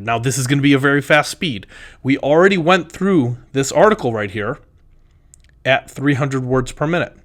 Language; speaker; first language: English; native; English